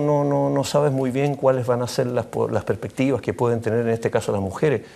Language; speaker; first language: Spanish; native; Spanish